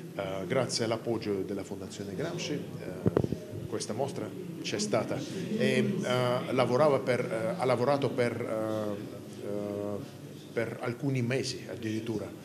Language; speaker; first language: Italian; non-native, fluent; Russian